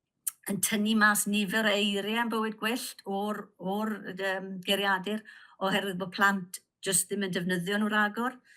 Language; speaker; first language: Welsh; native; Welsh